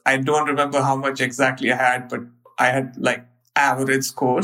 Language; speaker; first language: English; non-native, local second language; Hindi